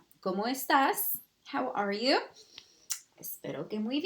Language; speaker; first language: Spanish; early bilingual, heritage; Spanish